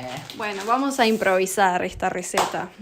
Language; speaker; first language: Spanish; native; Spanish